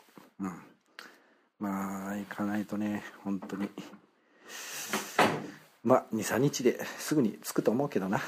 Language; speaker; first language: Japanese; native; Japanese